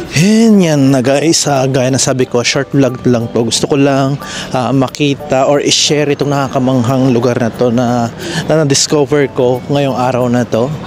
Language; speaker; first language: Filipino; native; Filipino